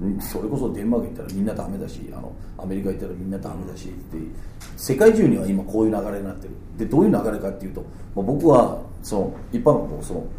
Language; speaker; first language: Japanese; non-native, fluent; Danish